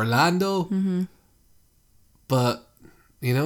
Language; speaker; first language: English; early bilingual, other home language; Spanish